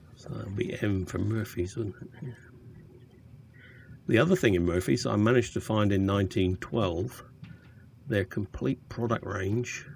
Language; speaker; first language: English; native; English